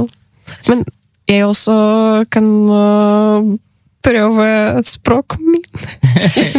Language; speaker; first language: Norwegian; non-native, learner; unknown